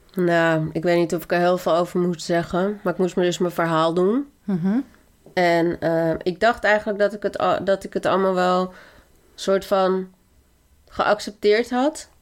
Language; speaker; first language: Dutch; early bilingual, other home language; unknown